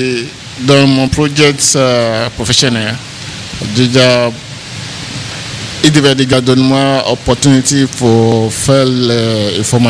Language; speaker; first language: French; non-native, learner; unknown